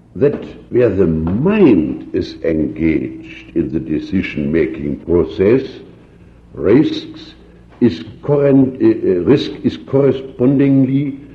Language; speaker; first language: English; non-native, fluent; German